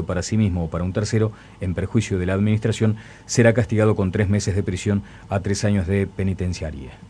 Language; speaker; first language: Spanish; native; Spanish